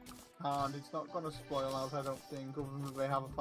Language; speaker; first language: English; native; English